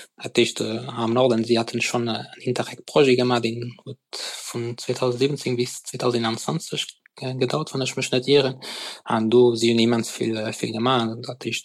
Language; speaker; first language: Luxembourgish; non-native, fluent; French